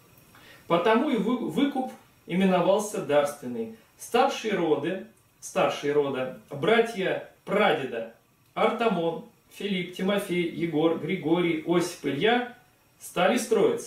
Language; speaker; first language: Russian; native; Russian